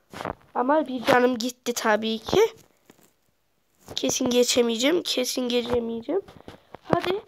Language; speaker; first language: Turkish; native; Turkish